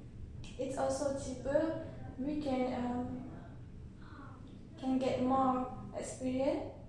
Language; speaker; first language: English; non-native, learner; Malay